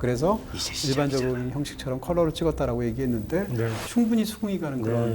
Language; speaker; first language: Korean; native; Korean